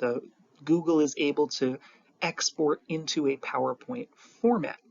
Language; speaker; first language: English; native; English